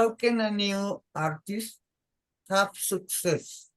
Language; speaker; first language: English; non-native, fluent; Spanish